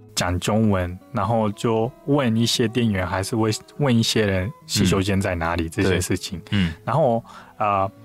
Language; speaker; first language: Chinese; non-native, fluent; Japanese